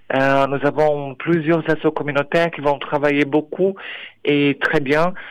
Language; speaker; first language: French; non-native, fluent; Portuguese